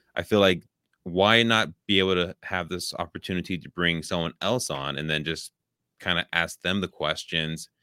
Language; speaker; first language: English; native; English